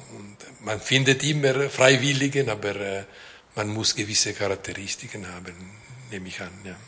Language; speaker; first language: German; non-native, local second language; French